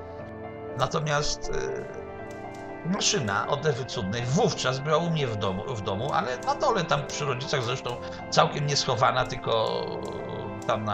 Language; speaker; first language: Polish; native; Polish